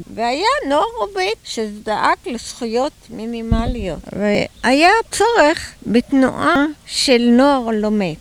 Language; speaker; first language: Hebrew; early bilingual, other home language; German